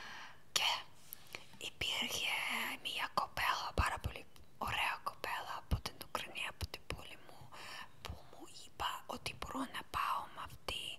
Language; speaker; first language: Greek; non-native, learner; Ukrainian